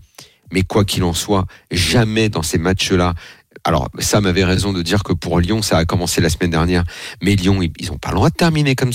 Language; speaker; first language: French; native; French